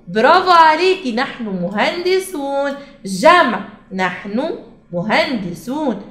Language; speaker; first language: Arabic; native; Arabic